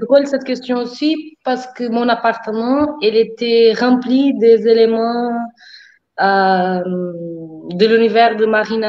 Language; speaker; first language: French; non-native, fluent; Portuguese